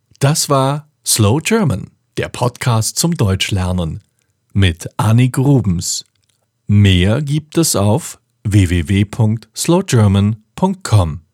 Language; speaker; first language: German; native; German